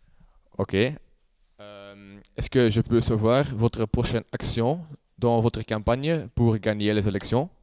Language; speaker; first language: French; non-native, local second language; Dutch